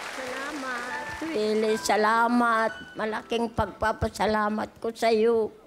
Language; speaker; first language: Filipino; non-native, local second language; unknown